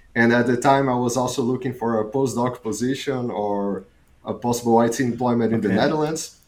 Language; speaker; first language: English; non-native, fluent; Portuguese